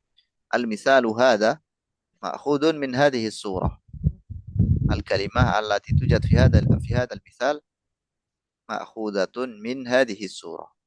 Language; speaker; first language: Arabic; non-native, fluent; Indonesian